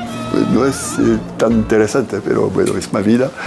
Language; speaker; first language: Spanish; non-native, learner; French